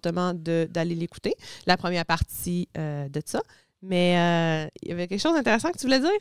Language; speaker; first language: French; native; French